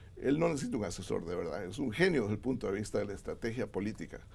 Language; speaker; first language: Spanish; native; Spanish